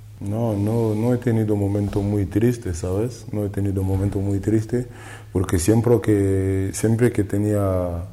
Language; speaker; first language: Spanish; non-native, learner; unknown